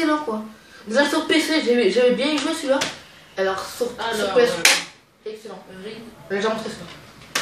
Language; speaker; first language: French; native; French